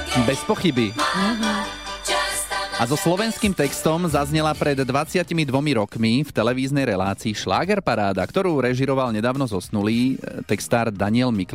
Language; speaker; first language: Slovak; native; Slovak